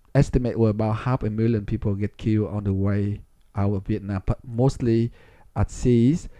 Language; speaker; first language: English; non-native, fluent; Vietnamese